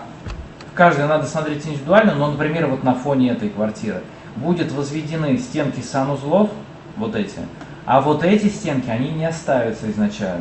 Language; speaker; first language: Russian; native; Russian